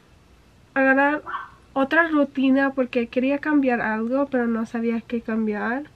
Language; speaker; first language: Spanish; early bilingual, heritage; English